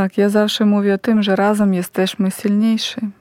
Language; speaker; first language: Polish; non-native, fluent; Ukrainian